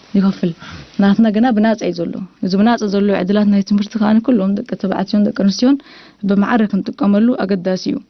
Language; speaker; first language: Tigrinya; non-native, local second language; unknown